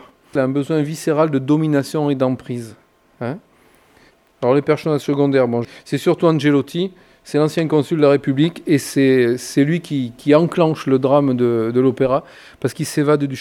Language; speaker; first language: French; native; French